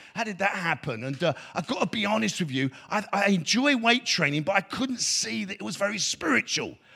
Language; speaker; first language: English; native; English